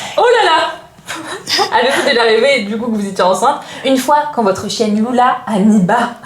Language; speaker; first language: French; native; French